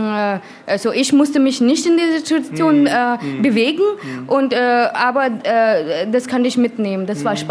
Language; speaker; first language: German; non-native, learner; Hindi